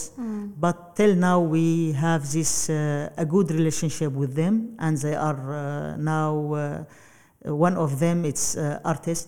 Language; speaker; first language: English; non-native, learner; Arabic